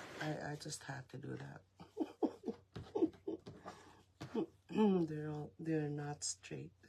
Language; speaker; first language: English; native; English